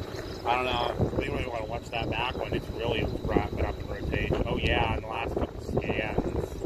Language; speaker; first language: English; native; English